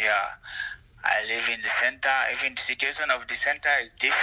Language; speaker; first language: English; non-native, local second language; Fula